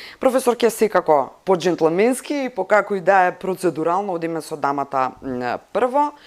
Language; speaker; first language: Macedonian; native; Macedonian